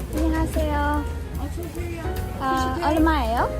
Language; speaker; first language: Korean; non-native, learner; Japanese